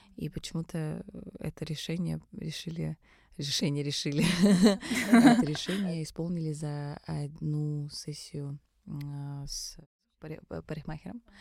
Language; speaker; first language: Russian; early bilingual, other home language; Tajik